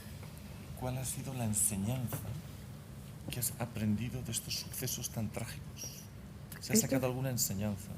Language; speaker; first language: Spanish; native; Spanish